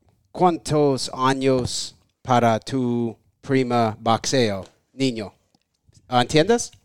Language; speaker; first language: Spanish; non-native, learner; English